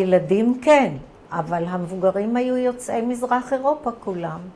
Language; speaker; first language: Hebrew; early bilingual, other home language; Croatian